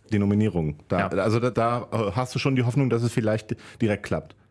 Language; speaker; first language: German; native; German